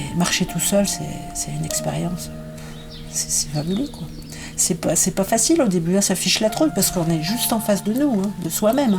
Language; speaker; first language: French; native; French